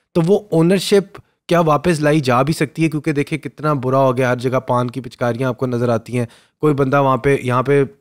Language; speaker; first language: Urdu; native; Urdu